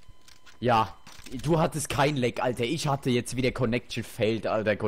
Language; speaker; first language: German; native; German